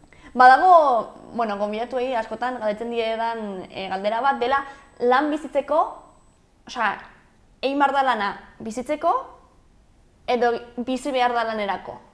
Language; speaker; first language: Basque; native; Basque